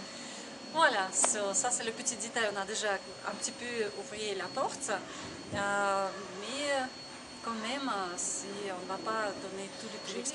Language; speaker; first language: French; non-native, learner; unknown